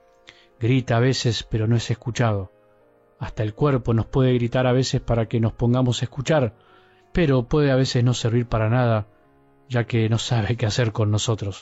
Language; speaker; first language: Spanish; native; Spanish